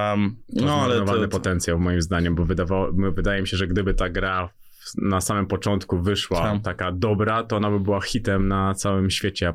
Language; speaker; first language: Polish; native; Polish